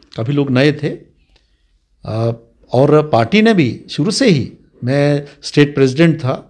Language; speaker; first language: Hindi; non-native, local second language; Dogri